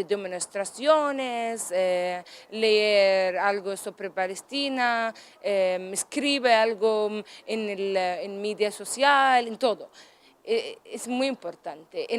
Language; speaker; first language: Spanish; non-native, learner; Arabic